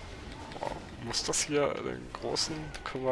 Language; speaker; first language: German; native; German